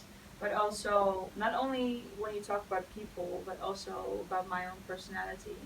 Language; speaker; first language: English; non-native, fluent; Dutch